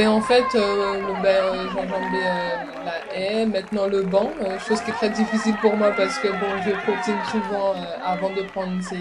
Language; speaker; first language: French; native; French